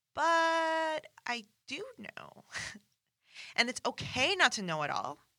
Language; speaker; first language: English; non-native, fluent; Persian